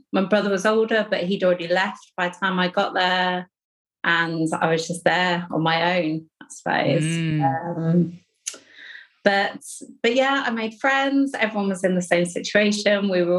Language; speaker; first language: English; native; English